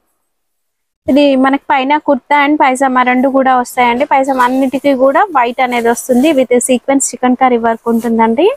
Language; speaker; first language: Telugu; native; Telugu